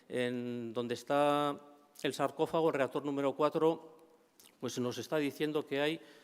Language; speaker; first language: Spanish; native; Spanish